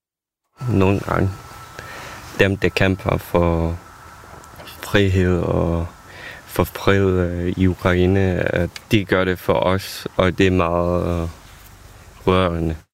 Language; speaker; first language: Danish; non-native, fluent; Ukrainian